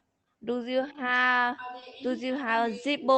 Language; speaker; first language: English; non-native, learner; Vietnamese